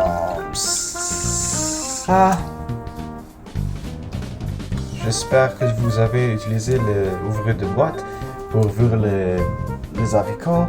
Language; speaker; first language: French; non-native, learner; English